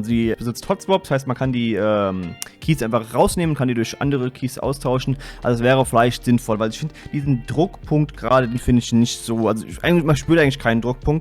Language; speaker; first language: German; native; German